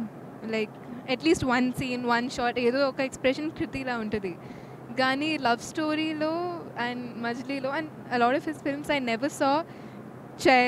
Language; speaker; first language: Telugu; non-native, fluent; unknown